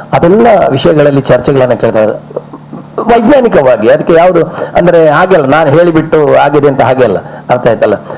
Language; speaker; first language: Kannada; non-native, local second language; Malayalam